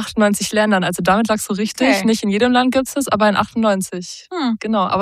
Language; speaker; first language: German; native; German